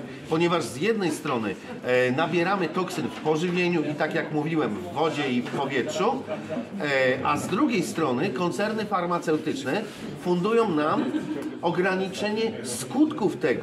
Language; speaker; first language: Polish; native; Polish